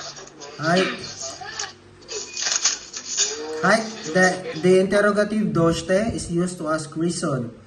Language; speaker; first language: English; non-native, local second language; Filipino